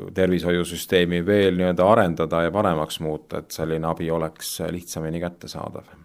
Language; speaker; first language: Estonian; native; Estonian